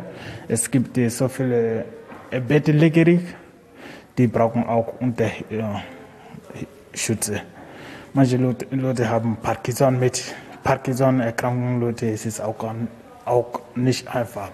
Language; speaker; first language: German; non-native, learner; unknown